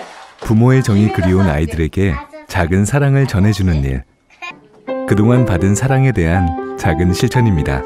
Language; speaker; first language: Korean; native; Korean